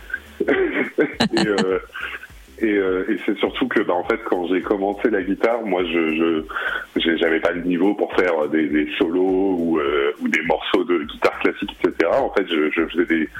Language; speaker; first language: French; early bilingual, other home language; Arabic